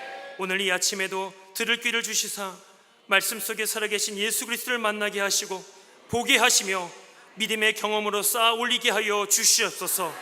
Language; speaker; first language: Korean; native; Korean